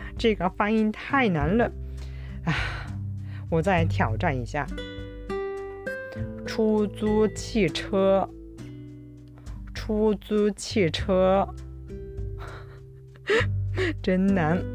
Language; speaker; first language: Chinese; non-native, fluent; Japanese